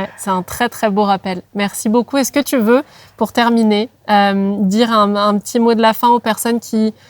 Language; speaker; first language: French; native; French